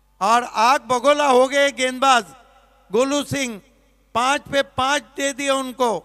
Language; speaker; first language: Hindi; non-native, local second language; Marathi